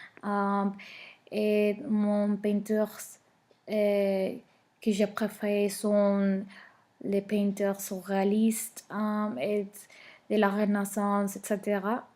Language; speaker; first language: French; non-native, learner; Spanish